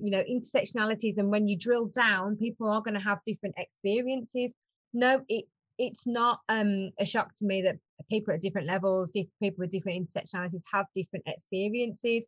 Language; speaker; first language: English; native; English